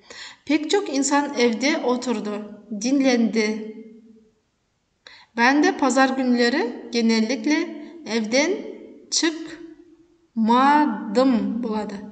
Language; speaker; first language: Turkish; non-native, fluent; Kazakh